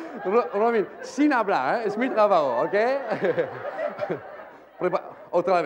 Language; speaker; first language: Spanish; non-native, learner; French